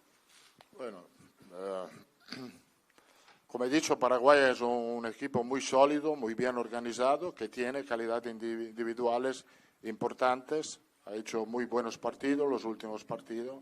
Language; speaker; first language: Spanish; non-native, fluent; Italian